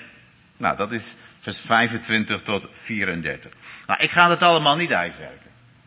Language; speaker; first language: Dutch; native; Dutch